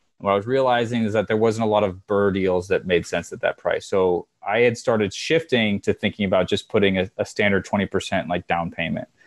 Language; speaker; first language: English; native; English